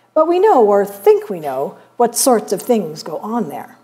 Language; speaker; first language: English; native; English